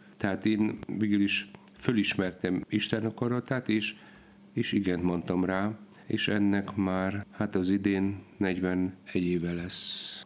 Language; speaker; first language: Hungarian; non-native, fluent; Polish